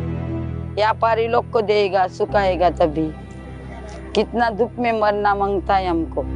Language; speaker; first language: Hindi; non-native, local second language; Marathi